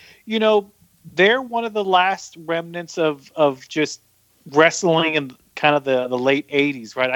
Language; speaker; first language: English; native; English